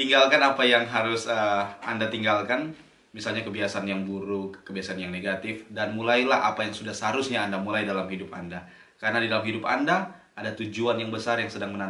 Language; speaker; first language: Indonesian; native; Indonesian